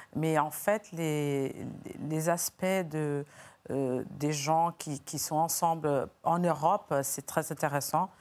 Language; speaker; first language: French; non-native, fluent; Portuguese